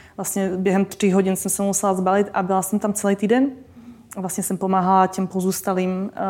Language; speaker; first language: Czech; non-native, local second language; Slovak